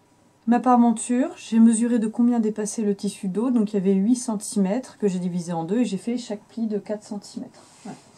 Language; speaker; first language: French; native; French